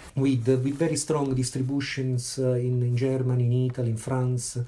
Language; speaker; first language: English; non-native, fluent; Italian